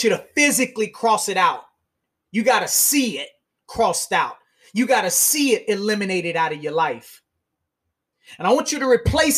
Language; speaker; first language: English; native; English